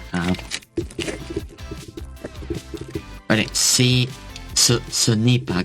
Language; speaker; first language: French; non-native, learner; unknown